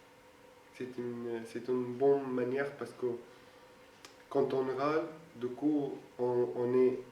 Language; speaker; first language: French; non-native, fluent; Arabic